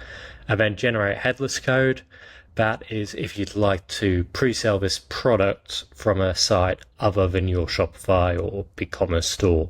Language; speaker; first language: English; native; English